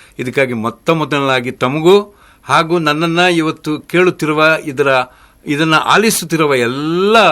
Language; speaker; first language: Kannada; non-native, local second language; Konkani